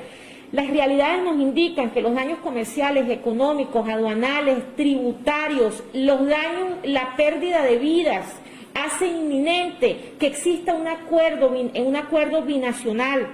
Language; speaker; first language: Spanish; native; Spanish